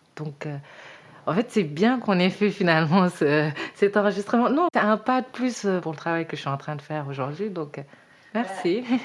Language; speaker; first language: French; early bilingual, other home language; Wolof